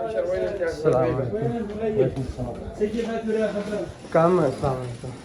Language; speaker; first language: Arabic; non-native, learner; Urdu